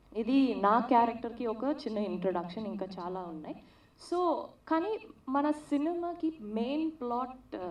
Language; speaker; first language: Telugu; non-native, learner; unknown